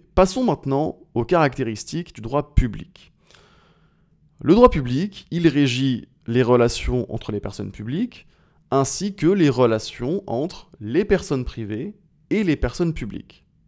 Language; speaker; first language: French; native; French